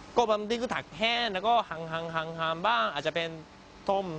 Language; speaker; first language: Thai; non-native, fluent; Japanese